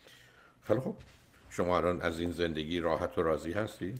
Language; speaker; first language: Persian; native; Persian